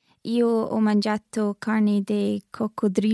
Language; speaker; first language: Italian; non-native, learner; English